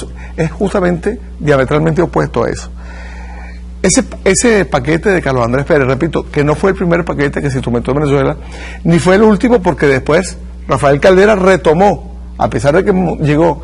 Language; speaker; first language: Spanish; native; Spanish